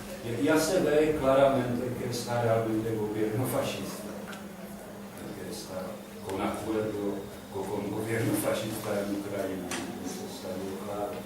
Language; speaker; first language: Spanish; non-native, learner; Czech